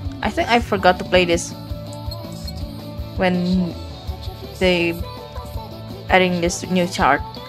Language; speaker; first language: English; non-native, fluent; Indonesian